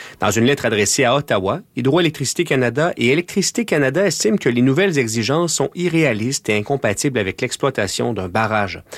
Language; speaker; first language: French; native; French